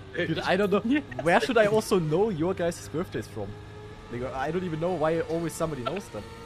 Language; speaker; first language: English; non-native, fluent; German